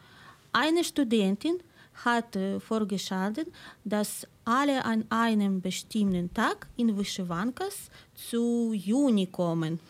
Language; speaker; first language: German; non-native, fluent; Ukrainian